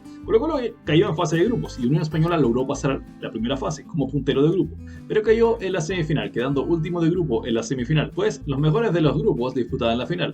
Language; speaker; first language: Spanish; native; Spanish